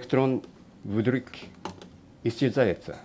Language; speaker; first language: Russian; non-native, learner; Japanese